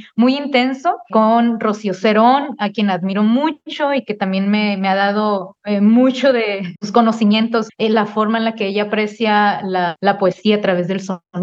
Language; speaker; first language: Spanish; native; Spanish